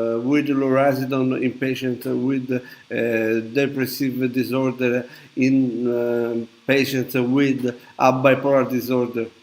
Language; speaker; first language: English; non-native, learner; Italian